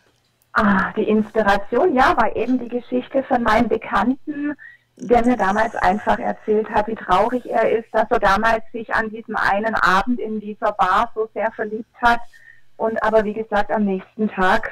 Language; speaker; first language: German; native; German